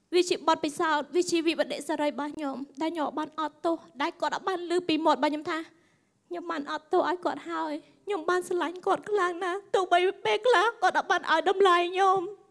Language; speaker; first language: Khmer; native; Khmer